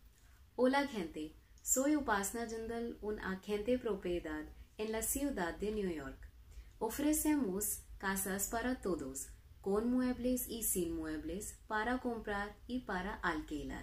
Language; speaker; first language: Spanish; non-native, learner; Hindi